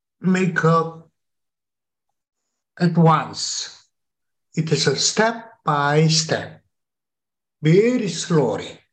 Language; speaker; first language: English; non-native, learner; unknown